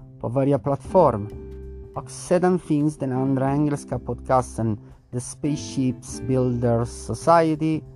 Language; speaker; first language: Swedish; non-native, learner; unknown